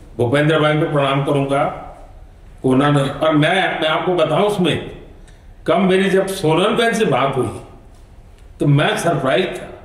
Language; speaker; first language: Hindi; non-native, local second language; Gujarati